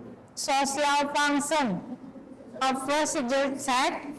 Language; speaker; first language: English; non-native, learner; Indonesian